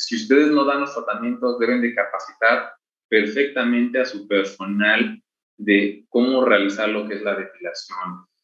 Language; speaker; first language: Spanish; native; Spanish